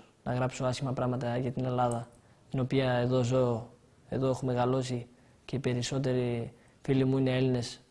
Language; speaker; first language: Greek; early bilingual, other home language; Albanian